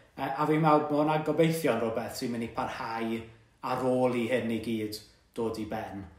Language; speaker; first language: Welsh; native; Welsh